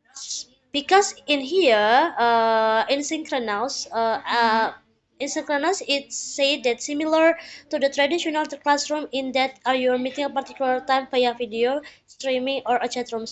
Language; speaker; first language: English; non-native, learner; Indonesian